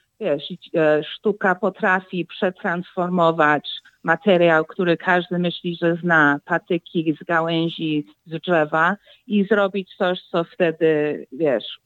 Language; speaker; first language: Polish; early bilingual, heritage; Polish